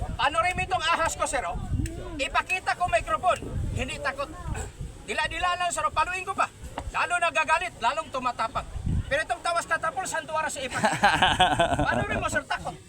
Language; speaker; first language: Filipino; non-native, local second language; Cebuano